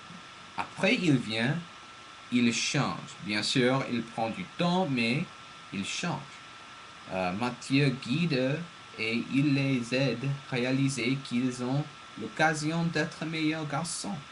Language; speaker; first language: French; non-native, learner; English